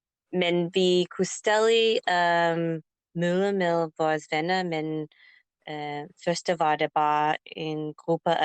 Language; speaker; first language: Danish; non-native, learner; English